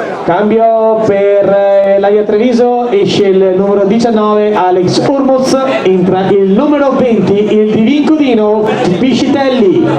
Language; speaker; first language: Italian; native; Italian